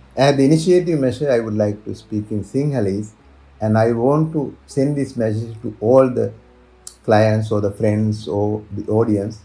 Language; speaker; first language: English; non-native, local second language; Sinhala